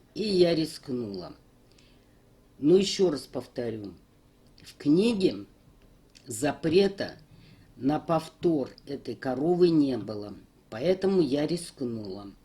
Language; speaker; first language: Russian; native; Russian